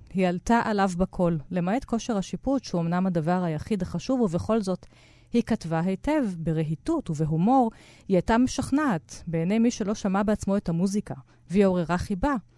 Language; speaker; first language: Hebrew; native; Hebrew